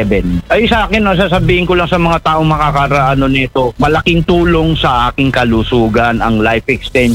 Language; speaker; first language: Filipino; non-native, local second language; Hiligaynon